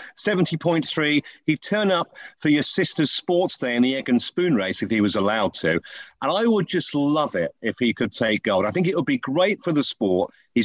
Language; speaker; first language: English; native; English